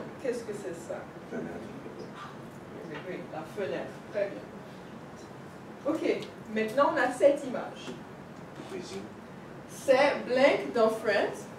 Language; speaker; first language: French; non-native, fluent; English